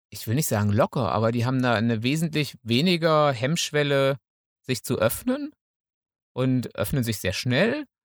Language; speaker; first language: German; native; German